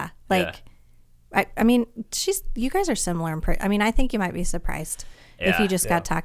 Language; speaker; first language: English; native; English